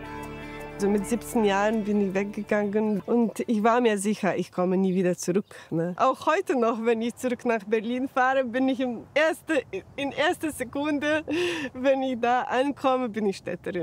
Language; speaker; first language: German; non-native, fluent; Slovenian